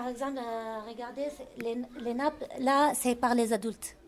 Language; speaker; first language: French; non-native, learner; Arabic